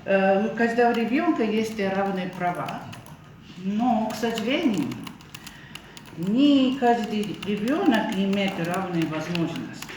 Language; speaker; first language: Russian; non-native, learner; Japanese